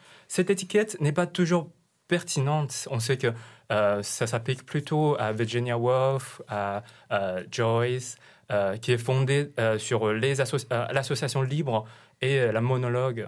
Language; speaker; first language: French; non-native, fluent; Chinese